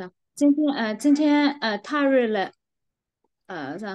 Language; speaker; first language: Chinese; non-native, learner; Burmese